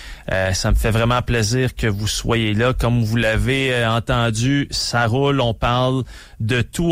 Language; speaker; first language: French; native; French